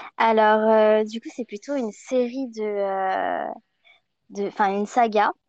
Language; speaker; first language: French; early bilingual, other home language; Chinese